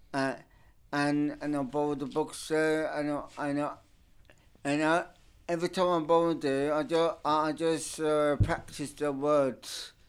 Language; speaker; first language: English; non-native, fluent; Turkish